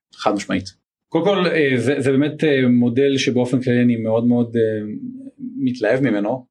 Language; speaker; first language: Hebrew; native; Hebrew